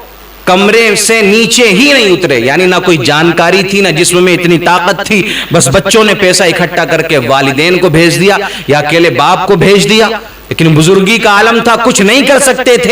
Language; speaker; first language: Urdu; native; Urdu